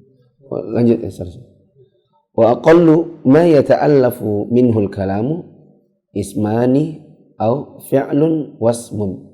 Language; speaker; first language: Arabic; non-native, fluent; Indonesian